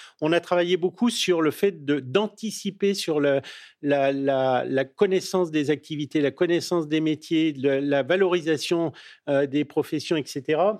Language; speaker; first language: French; native; French